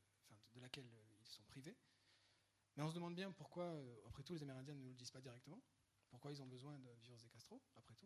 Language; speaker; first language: French; native; French